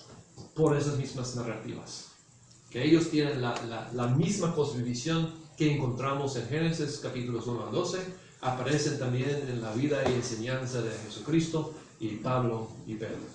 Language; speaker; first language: Spanish; non-native, fluent; English